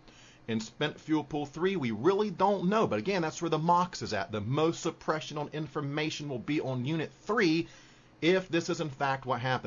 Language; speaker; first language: English; native; English